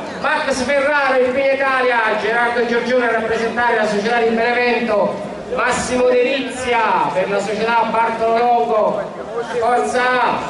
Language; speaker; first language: Italian; native; Italian